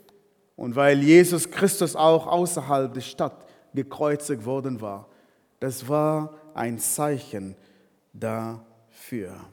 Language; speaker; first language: German; non-native, fluent; Arabic